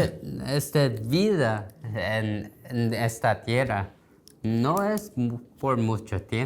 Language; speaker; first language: Spanish; non-native, learner; Korean